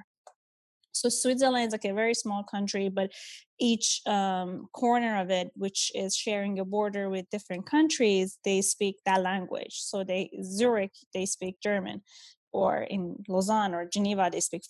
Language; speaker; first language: English; non-native, fluent; Persian